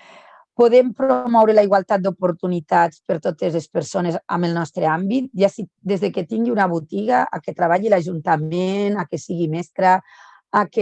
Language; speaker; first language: Catalan; native; Catalan